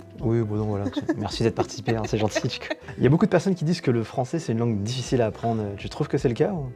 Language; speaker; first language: French; native; French